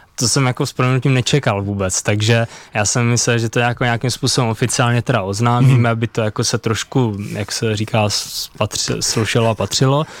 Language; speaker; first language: Czech; native; Czech